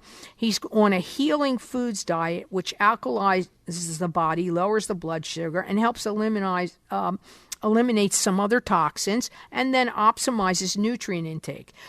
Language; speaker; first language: English; native; English